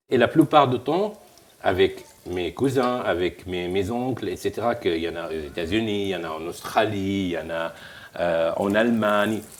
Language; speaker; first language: French; non-native, fluent; Arabic